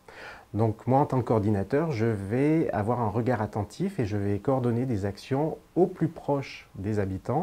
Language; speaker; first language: French; native; French